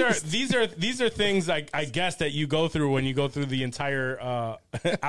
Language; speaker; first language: English; early bilingual, other home language; Spanish